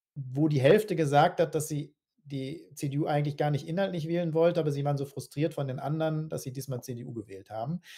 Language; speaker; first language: German; native; German